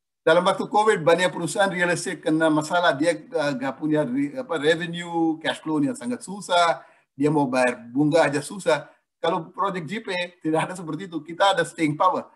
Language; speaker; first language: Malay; non-native, fluent; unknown